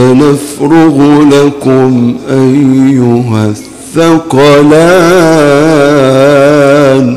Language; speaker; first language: Arabic; native; Arabic